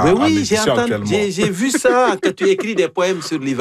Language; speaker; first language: French; native; French